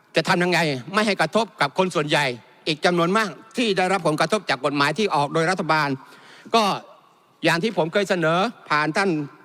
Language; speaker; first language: Thai; non-native, local second language; Malay